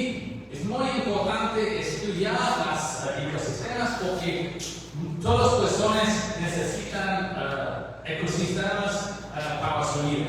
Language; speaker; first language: Spanish; non-native, learner; English